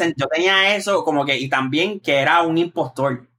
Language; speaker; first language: Spanish; native; Spanish